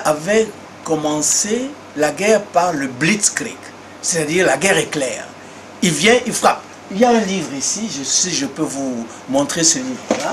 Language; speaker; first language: French; non-native, local second language; Duala